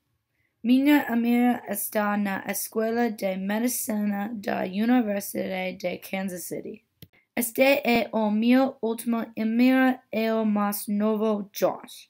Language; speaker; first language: Portuguese; non-native, learner; English